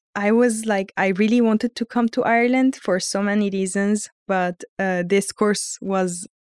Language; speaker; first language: English; early bilingual, heritage; Armenian